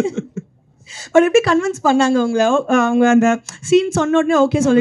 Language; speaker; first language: Tamil; native; Tamil